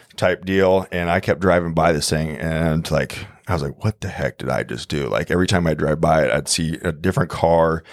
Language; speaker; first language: English; native; English